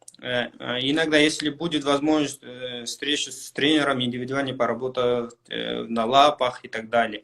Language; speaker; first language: Russian; non-native, local second language; Kyrgyz